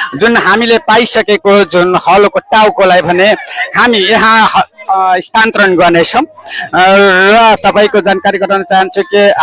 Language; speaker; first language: Nepali; non-native, local second language; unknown